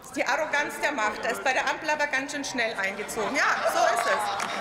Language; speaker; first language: German; native; German